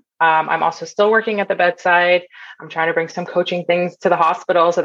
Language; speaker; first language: English; native; English